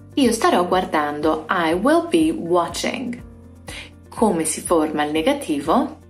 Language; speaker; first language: Italian; native; Italian